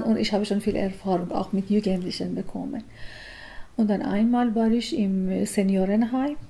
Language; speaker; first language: German; non-native, learner; Persian